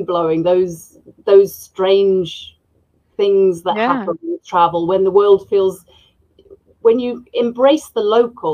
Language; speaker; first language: English; native; English